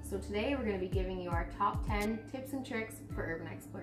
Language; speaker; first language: English; native; English